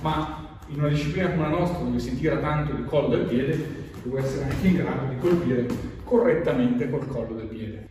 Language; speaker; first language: Italian; native; Italian